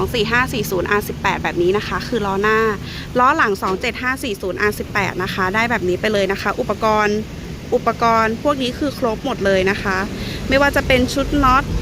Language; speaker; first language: Thai; native; Thai